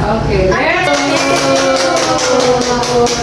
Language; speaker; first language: English; non-native, learner; Indonesian